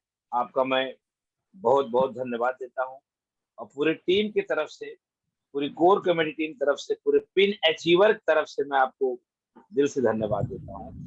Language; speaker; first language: Hindi; native; Hindi